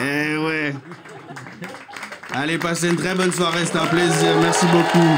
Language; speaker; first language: French; native; French